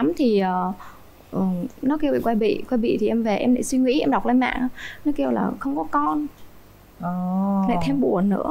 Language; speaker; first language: Vietnamese; native; Vietnamese